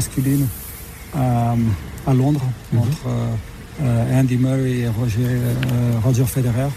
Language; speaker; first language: French; non-native, fluent; Portuguese